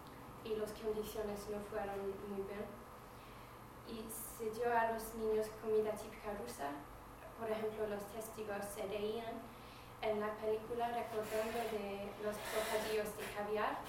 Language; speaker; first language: Spanish; non-native, fluent; English